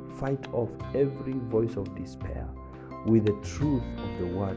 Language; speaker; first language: English; non-native, local second language; Kamba